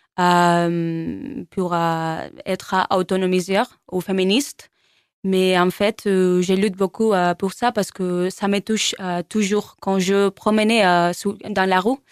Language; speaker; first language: French; non-native, learner; Spanish